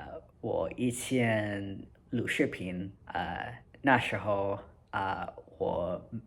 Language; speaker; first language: Chinese; non-native, learner; English